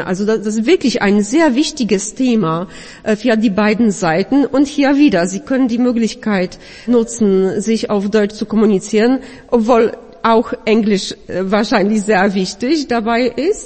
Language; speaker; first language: German; non-native, fluent; Polish